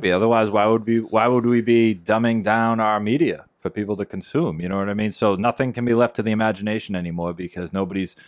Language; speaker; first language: English; native; English